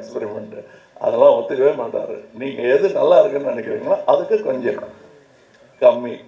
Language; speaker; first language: Tamil; native; Tamil